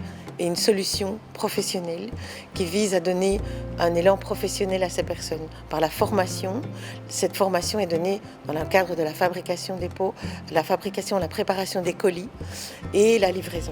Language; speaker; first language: French; native; French